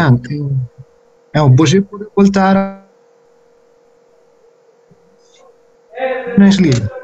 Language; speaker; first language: Portuguese; non-native, learner; Spanish